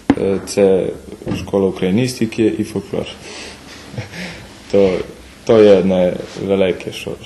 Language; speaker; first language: Ukrainian; early bilingual, heritage; Ukrainian